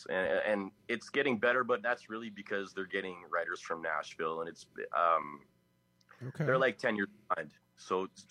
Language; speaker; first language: English; native; English